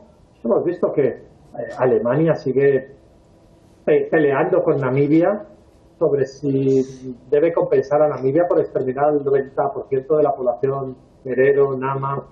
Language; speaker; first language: Spanish; native; Spanish